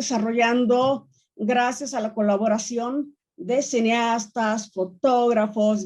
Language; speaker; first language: Spanish; native; Spanish